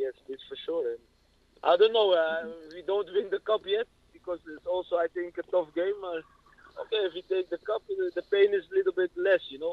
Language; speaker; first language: English; non-native, learner; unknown